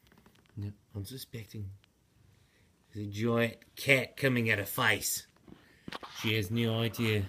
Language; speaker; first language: English; native; English